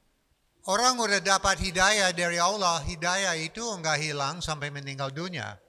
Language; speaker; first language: Indonesian; non-native, fluent; English